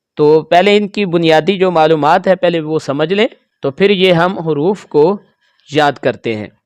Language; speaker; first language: Urdu; native; Urdu